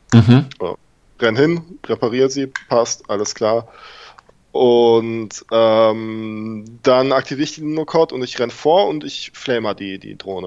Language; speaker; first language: German; native; German